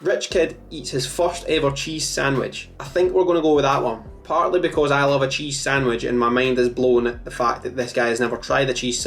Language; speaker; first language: English; native; English